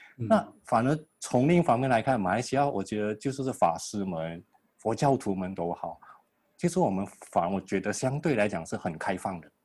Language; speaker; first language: Chinese; native; Chinese